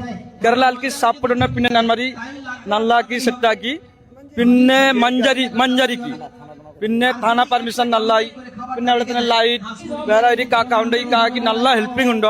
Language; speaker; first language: Malayalam; non-native, learner; Bangla